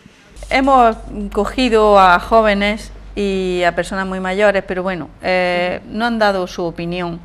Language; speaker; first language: Spanish; native; Spanish